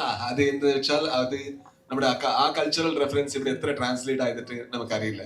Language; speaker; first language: Malayalam; non-native, local second language; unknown